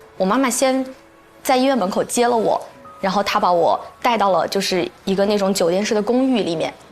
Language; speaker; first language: Chinese; native; Chinese